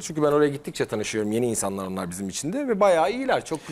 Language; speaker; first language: Turkish; native; Turkish